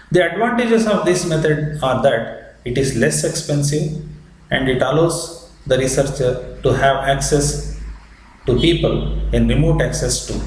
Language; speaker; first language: English; non-native, local second language; Kannada